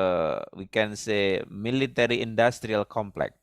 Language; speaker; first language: English; non-native, learner; Indonesian